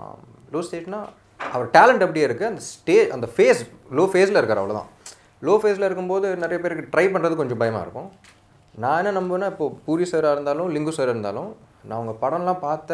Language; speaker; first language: Tamil; non-native, local second language; Telugu